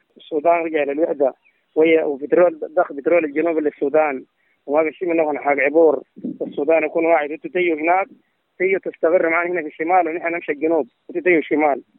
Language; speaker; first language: Arabic; native; Arabic